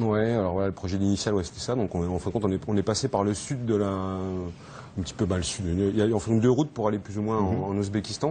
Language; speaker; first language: French; native; French